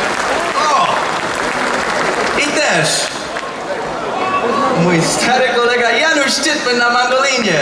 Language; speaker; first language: Polish; non-native, learner; English